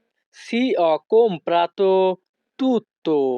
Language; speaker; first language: Italian; non-native, fluent; Bangla